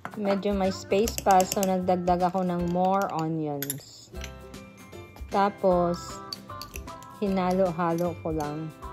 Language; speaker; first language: Filipino; non-native, local second language; Hiligaynon